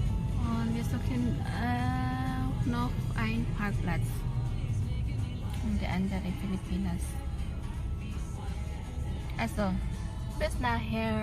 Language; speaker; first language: German; non-native, learner; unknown